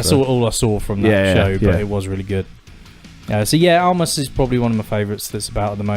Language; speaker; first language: English; native; English